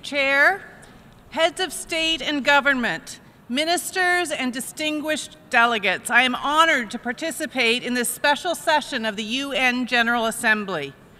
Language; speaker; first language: English; native; English